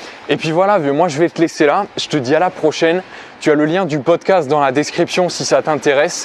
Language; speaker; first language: French; native; French